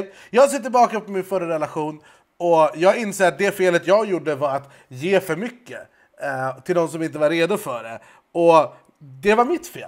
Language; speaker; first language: Swedish; native; Swedish